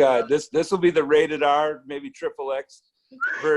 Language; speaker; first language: English; native; English